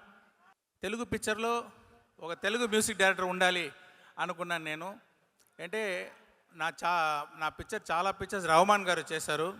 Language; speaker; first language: Telugu; non-native, learner; Tamil